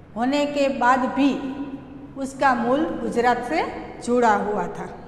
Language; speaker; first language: Hindi; non-native, local second language; Gujarati